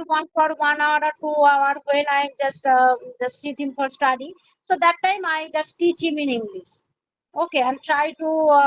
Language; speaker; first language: English; non-native, learner; Bangla